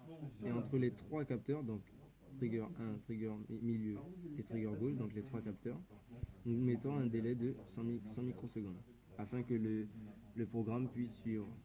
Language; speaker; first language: French; native; French